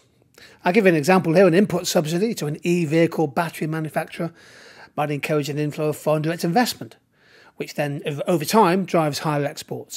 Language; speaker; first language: English; native; English